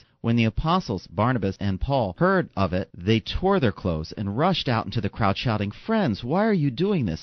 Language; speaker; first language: English; native; English